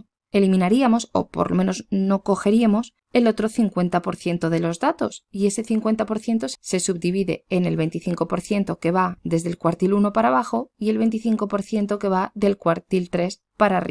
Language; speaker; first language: Spanish; native; Spanish